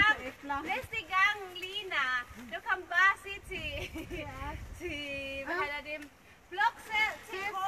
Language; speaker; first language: Danish; non-native, fluent; Filipino